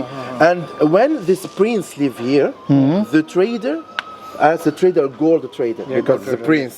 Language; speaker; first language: English; non-native, learner; Arabic